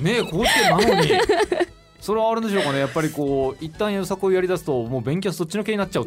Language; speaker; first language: Japanese; native; Japanese